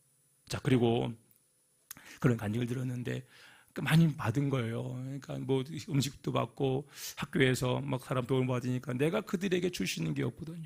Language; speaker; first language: Korean; native; Korean